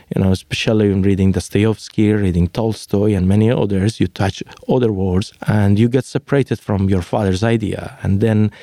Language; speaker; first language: English; non-native, fluent; Persian